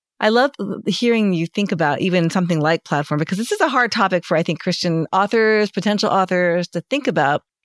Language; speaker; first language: English; native; English